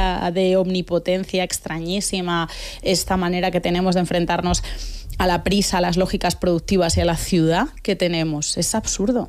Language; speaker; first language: Spanish; native; Spanish